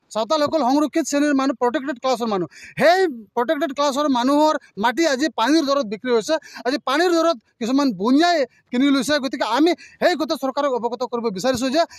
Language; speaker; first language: Assamese; non-native, local second language; Santali